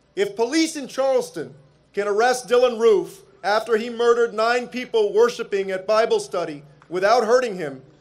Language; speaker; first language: English; early bilingual, other home language; Spanish